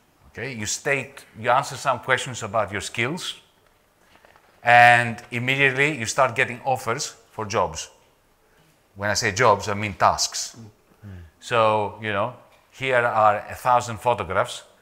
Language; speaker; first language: English; non-native, fluent; Greek